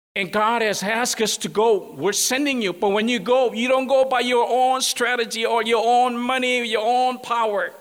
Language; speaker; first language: English; non-native, fluent; Korean